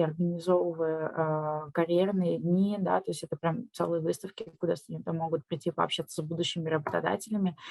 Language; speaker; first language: Russian; native; Russian